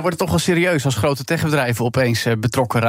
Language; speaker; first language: Dutch; native; Dutch